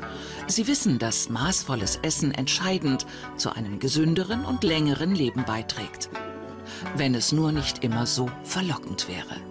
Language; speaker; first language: German; native; German